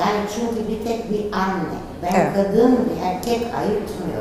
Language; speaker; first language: Turkish; non-native, fluent; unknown